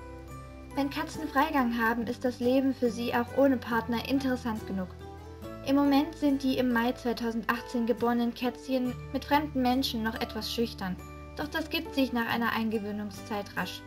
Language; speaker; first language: German; native; German